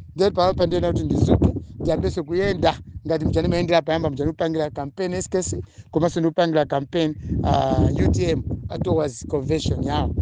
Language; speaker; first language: Nyanja; non-native, local second language; Tumbuka